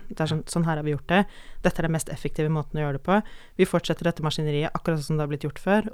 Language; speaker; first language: Norwegian; native; Norwegian